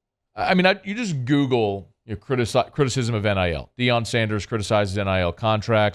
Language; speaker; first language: English; native; English